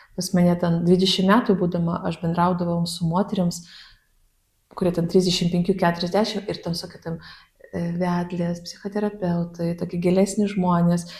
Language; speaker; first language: Lithuanian; non-native, fluent; Russian